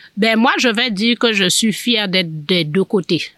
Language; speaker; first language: French; native; French